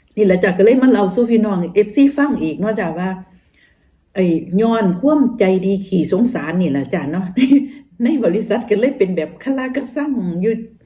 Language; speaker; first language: Thai; native; Thai